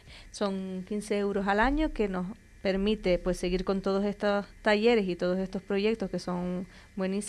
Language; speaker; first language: Spanish; native; Spanish